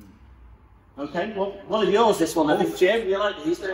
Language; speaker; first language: English; native; English